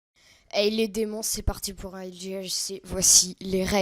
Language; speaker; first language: French; native; French